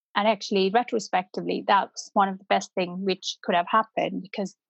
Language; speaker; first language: English; non-native, local second language; Punjabi